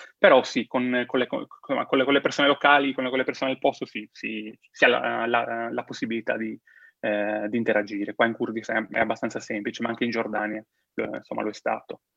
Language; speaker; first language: Italian; native; Italian